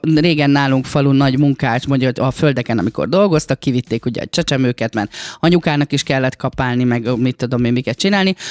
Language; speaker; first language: Hungarian; native; Hungarian